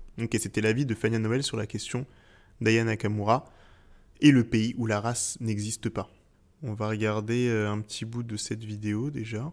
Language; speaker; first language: French; native; French